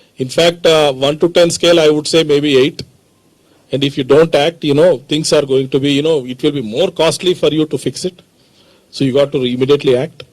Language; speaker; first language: English; non-native, local second language; Telugu